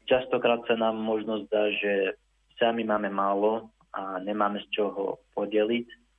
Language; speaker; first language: Slovak; non-native, fluent; Arabic